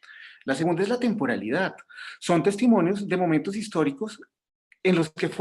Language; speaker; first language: Spanish; native; Spanish